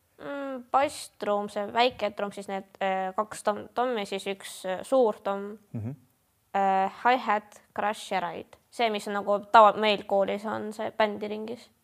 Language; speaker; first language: Estonian; non-native, local second language; Russian